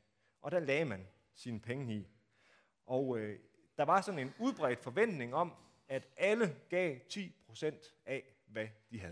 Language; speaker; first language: Danish; native; Danish